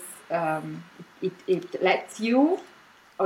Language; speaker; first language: English; non-native, fluent; German